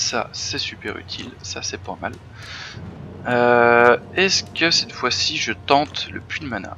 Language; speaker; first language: French; native; French